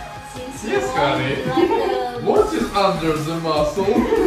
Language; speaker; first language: English; non-native, learner; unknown